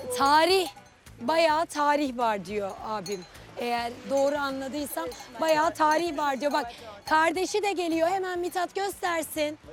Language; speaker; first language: Turkish; native; Turkish